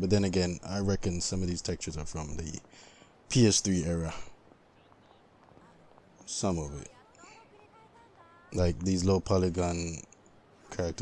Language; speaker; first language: English; native; English